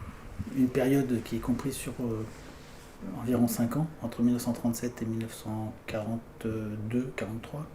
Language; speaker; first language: French; native; French